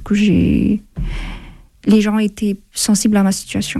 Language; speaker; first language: French; non-native, fluent; Amharic